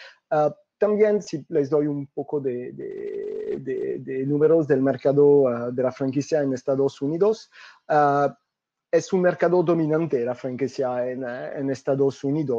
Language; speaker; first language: Spanish; non-native, fluent; French